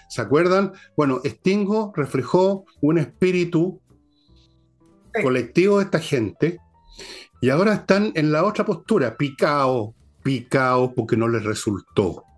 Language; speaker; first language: Spanish; native; Spanish